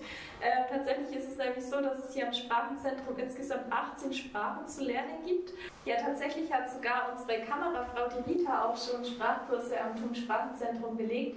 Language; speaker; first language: German; native; German